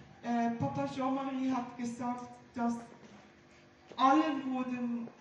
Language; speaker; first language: German; non-native, learner; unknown